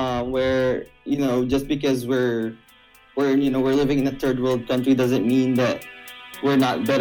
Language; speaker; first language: English; non-native, local second language; Hiligaynon